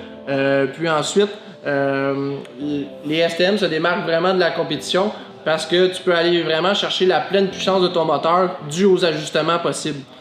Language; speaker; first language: French; native; French